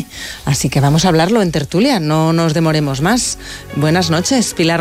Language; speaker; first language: Spanish; native; Spanish